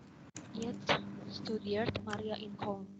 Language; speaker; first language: German; non-native, learner; Indonesian